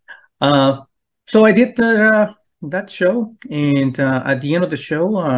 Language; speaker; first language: English; non-native, fluent; Spanish